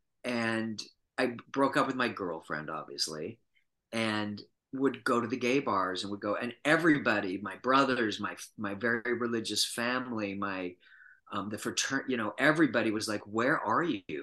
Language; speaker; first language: English; native; English